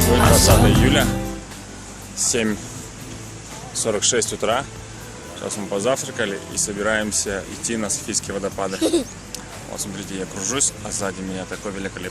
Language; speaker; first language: Russian; native; Russian